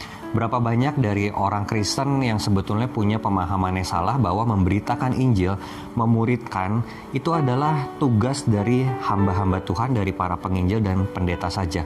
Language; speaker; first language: Indonesian; native; Indonesian